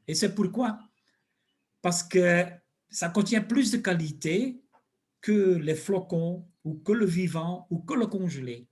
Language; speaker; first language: French; non-native, local second language; Dutch